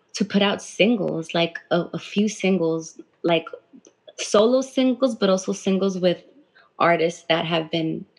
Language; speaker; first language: English; native; English